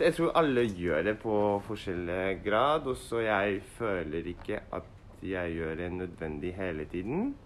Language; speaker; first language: Norwegian; non-native, learner; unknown